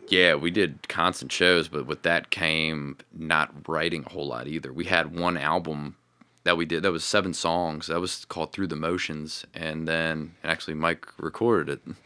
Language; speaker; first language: English; native; English